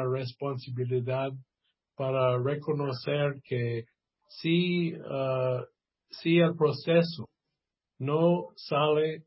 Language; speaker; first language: Spanish; non-native, fluent; English